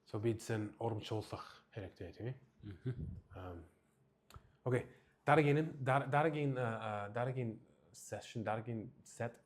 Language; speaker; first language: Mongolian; early bilingual, heritage; English